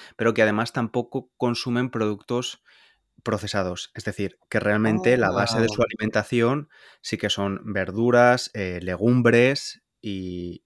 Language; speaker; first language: Spanish; native; Spanish